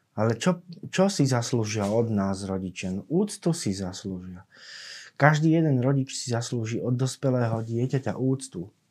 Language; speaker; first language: Slovak; native; Slovak